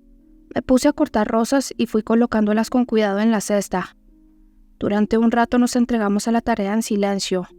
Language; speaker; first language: Spanish; native; Spanish